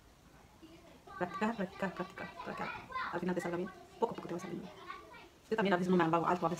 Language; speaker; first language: Spanish; native; Spanish